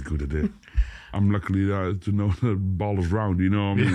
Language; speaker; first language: English; non-native, fluent; Dutch